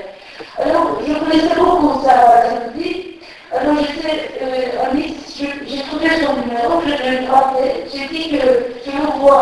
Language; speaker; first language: French; non-native, fluent; Turkish